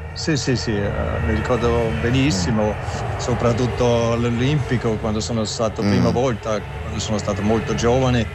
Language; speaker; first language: Italian; non-native, learner; German